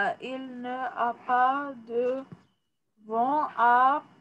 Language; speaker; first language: French; non-native, learner; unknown